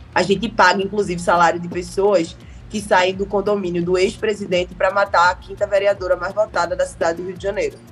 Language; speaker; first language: Portuguese; native; Portuguese